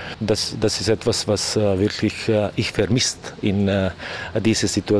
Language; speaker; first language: German; non-native, learner; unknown